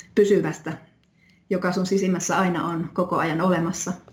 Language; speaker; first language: Finnish; native; Finnish